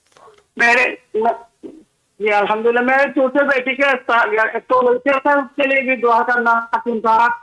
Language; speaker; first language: Hindi; non-native, learner; Bangla